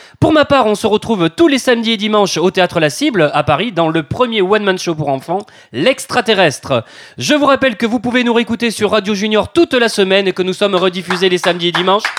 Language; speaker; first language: French; native; French